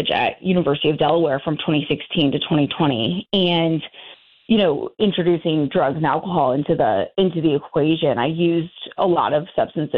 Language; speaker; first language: English; native; English